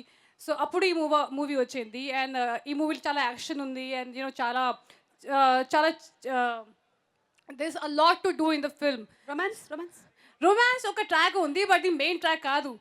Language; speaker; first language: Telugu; non-native, fluent; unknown